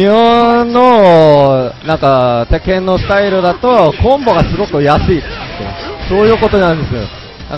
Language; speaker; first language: Japanese; non-native, fluent; Korean